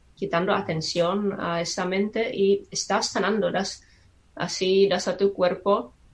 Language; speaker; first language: Spanish; non-native, fluent; Czech